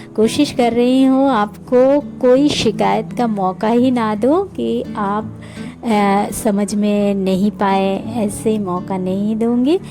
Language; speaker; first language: Hindi; non-native, local second language; Bangla